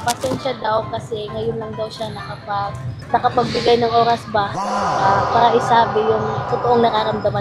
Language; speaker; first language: Filipino; non-native, local second language; Cebuano